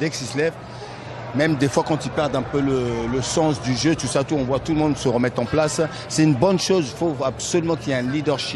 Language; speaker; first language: French; native; French